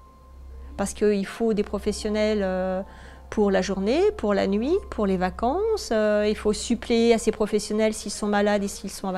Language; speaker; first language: French; native; French